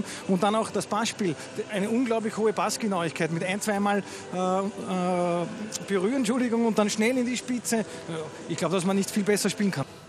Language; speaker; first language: German; native; German